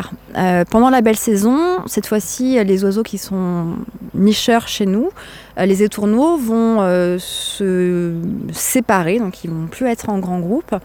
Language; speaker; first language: French; native; French